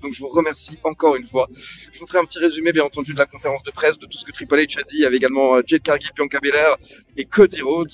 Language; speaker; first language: French; native; French